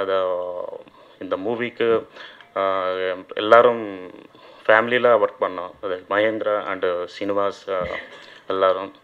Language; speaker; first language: Tamil; non-native, learner; Telugu